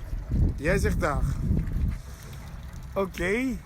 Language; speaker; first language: Dutch; non-native, learner; French